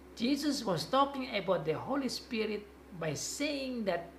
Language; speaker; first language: English; non-native, fluent; Indonesian